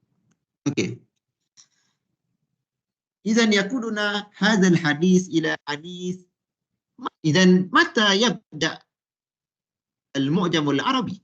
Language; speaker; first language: Arabic; non-native, fluent; Malay